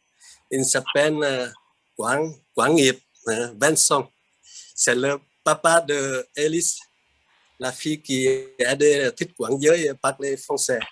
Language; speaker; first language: French; non-native, fluent; Vietnamese